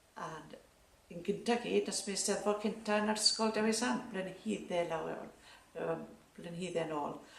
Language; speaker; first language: Welsh; native; Welsh